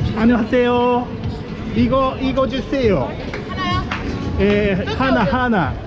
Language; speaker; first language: Korean; non-native, learner; Japanese